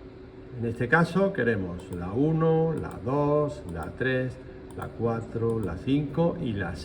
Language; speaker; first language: Spanish; native; Spanish